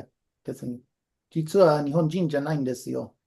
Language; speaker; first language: Japanese; non-native, learner; English